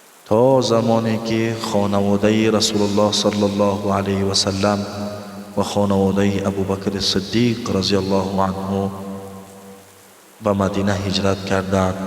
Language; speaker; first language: Persian; native; Persian